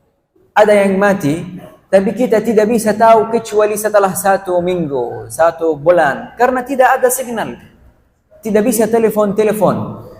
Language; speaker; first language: Indonesian; non-native, fluent; Arabic